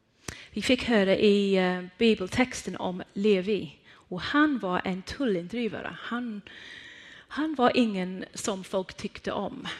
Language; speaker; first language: Swedish; non-native, fluent; Persian